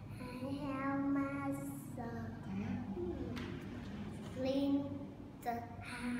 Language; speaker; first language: English; non-native, learner; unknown